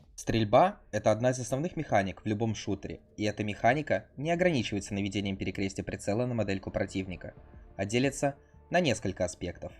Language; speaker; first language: Russian; native; Russian